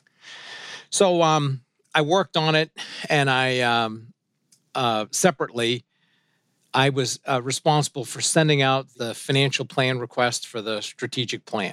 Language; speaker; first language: English; early bilingual, other home language; French